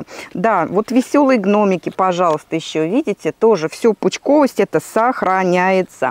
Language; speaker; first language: Russian; native; Russian